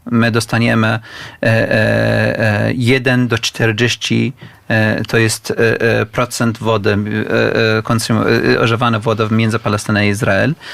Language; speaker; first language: Polish; non-native, learner; Arabic